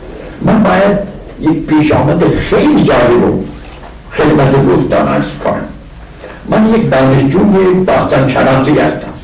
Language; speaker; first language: Persian; non-native, fluent; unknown